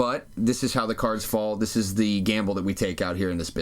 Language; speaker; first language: English; native; English